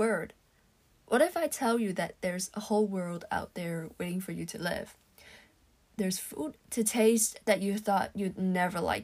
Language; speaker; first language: English; non-native, local second language; Cantonese